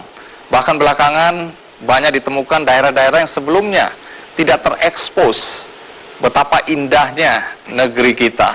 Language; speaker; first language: Indonesian; native; Indonesian